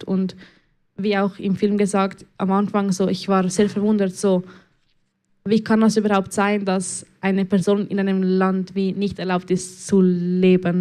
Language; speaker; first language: German; early bilingual, other home language; Spanish